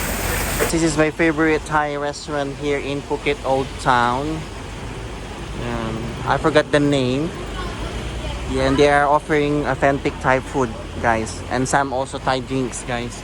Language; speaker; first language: English; non-native, local second language; Filipino